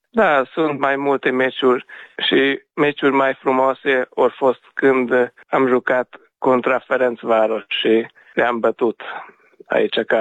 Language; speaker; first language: Romanian; non-native, local second language; Hungarian